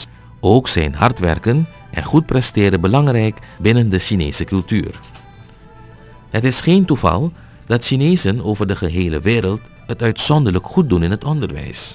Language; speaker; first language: Dutch; native; Dutch